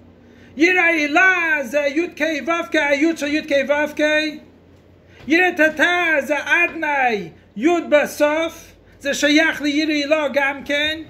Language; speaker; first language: Hebrew; non-native, fluent; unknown